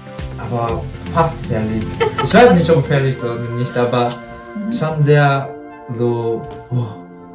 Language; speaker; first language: German; non-native, learner; Japanese